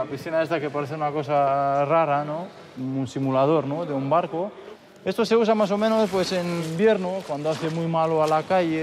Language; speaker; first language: Spanish; non-native, fluent; Romanian